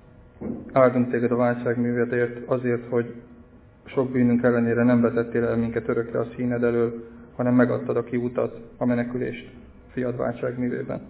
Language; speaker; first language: Hungarian; native; Hungarian